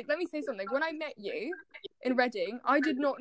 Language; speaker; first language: English; native; English